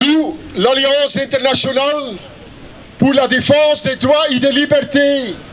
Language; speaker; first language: French; non-native, local second language; Dutch